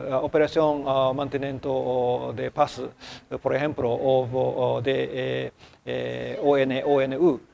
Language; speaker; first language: Spanish; non-native, learner; Japanese